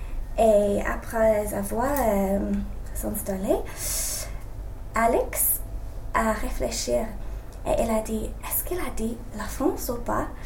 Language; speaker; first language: French; non-native, learner; English